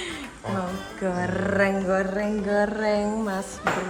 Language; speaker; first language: Indonesian; native; Indonesian